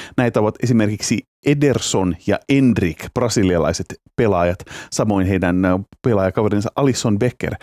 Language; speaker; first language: Finnish; native; Finnish